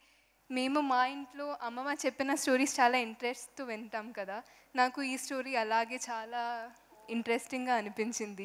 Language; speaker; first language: Telugu; non-native, fluent; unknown